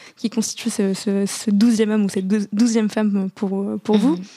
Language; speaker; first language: French; non-native, local second language; Arabic